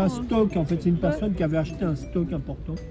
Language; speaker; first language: French; native; French